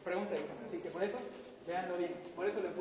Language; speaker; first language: Spanish; native; Spanish